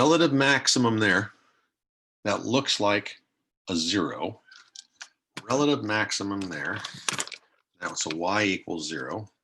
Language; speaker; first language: English; native; English